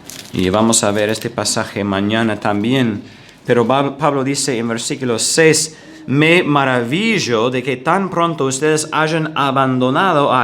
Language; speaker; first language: Spanish; non-native, fluent; English